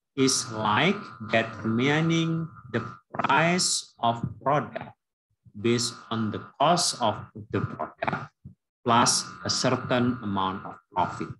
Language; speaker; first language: English; non-native, fluent; Indonesian